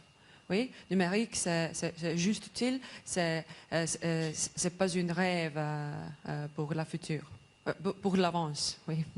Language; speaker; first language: French; non-native, learner; Estonian